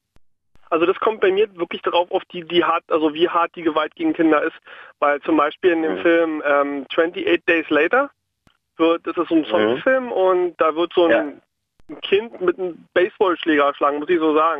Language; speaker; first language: German; native; German